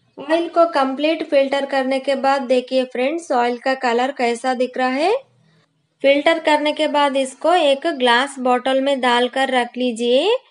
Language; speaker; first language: Hindi; non-native, local second language; Kannada